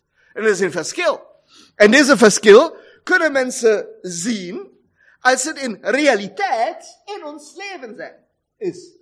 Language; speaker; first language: German; non-native, learner; Dutch